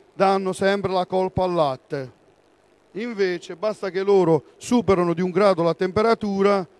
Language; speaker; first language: Italian; native; Italian